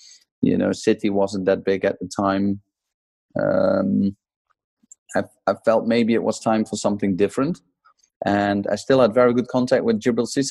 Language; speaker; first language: English; non-native, fluent; Dutch